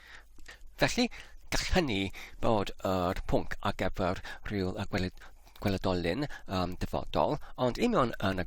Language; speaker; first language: Welsh; non-native, learner; English